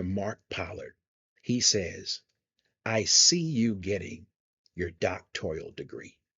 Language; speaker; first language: English; native; English